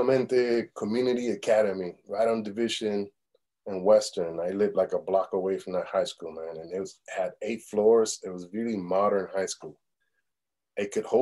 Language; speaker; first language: English; early bilingual, other home language; Spanish